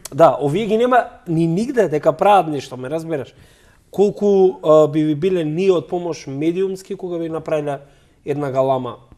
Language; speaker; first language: Macedonian; native; Macedonian